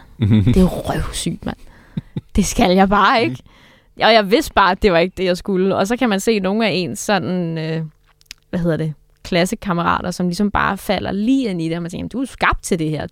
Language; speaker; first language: Danish; native; Danish